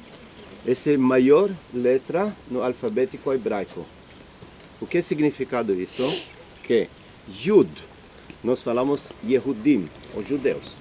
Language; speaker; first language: Portuguese; non-native, learner; Hebrew